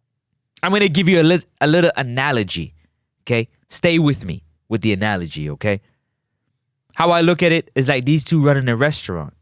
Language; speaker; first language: English; native; English